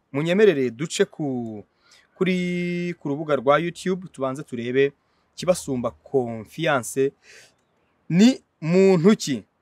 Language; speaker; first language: Kinyarwanda; native; Kinyarwanda